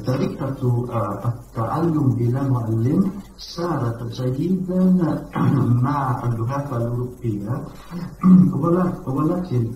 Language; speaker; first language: Arabic; non-native, learner; Italian